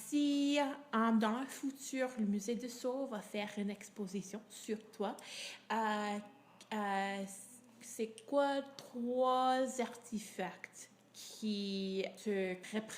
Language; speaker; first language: French; non-native, local second language; English